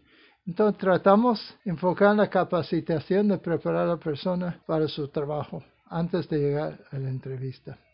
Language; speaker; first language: Spanish; non-native, fluent; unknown